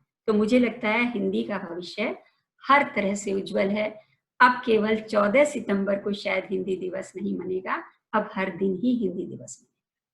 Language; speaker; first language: Hindi; native; Hindi